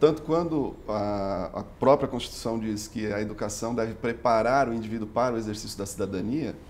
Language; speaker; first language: Portuguese; native; Portuguese